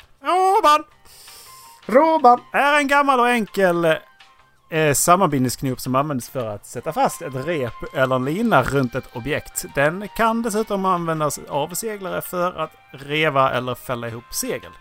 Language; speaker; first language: Swedish; native; Swedish